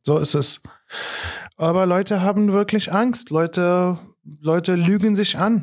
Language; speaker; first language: German; non-native, fluent; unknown